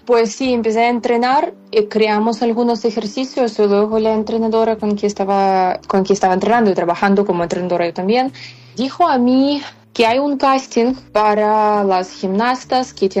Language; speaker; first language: Spanish; non-native, fluent; Ukrainian